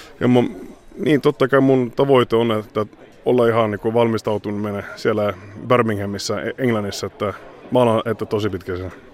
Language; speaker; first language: Finnish; early bilingual, heritage; Swedish